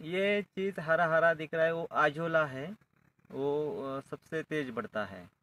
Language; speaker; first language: Hindi; non-native, local second language; Marathi